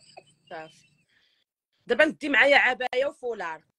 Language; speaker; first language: Arabic; native; Arabic